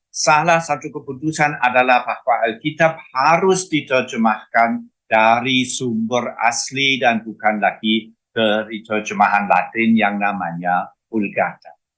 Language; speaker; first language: Indonesian; non-native, fluent; German